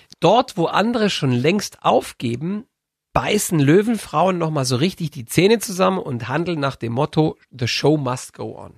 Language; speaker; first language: German; native; German